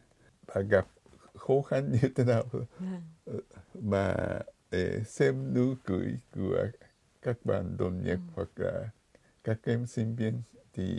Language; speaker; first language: Vietnamese; non-native, fluent; Japanese